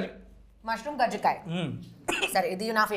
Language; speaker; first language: Telugu; non-native, local second language; Hindi